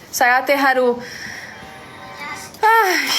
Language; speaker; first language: Indonesian; non-native, learner; Portuguese